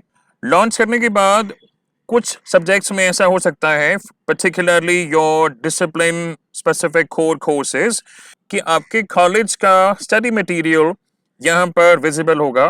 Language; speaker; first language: Hindi; native; Hindi